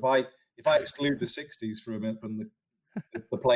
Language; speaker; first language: English; native; English